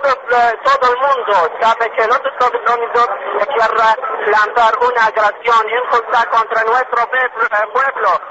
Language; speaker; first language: Spanish; non-native, learner; Arabic